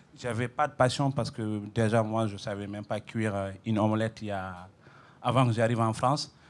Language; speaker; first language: French; non-native, local second language; Fula